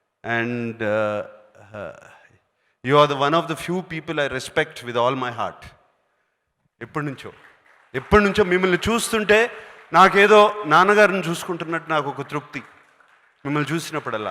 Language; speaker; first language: Telugu; native; Telugu